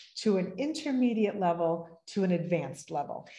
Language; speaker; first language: English; native; English